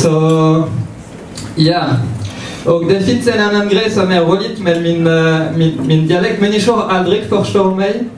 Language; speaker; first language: Swedish; non-native, fluent; French